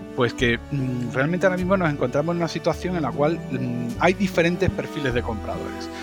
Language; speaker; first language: Spanish; native; Spanish